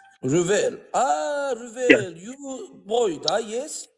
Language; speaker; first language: English; non-native, learner; Azerbaijani